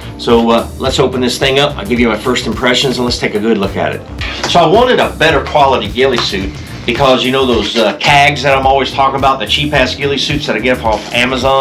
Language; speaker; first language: English; native; English